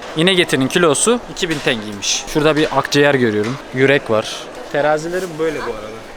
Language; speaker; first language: Turkish; native; Turkish